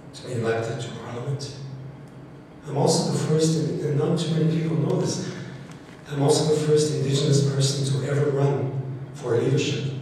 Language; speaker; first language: English; non-native, fluent; Cree